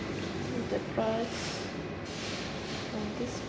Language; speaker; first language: English; non-native, fluent; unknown